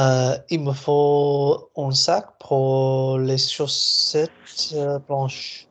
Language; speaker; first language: French; non-native, learner; English